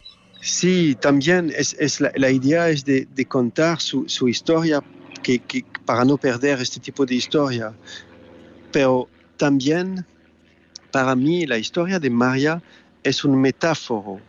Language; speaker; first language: Spanish; non-native, fluent; French